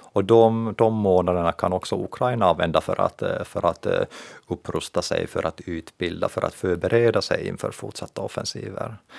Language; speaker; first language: Swedish; native; Swedish